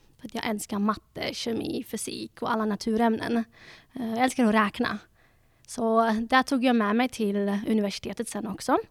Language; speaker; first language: Swedish; early bilingual, other home language; Dutch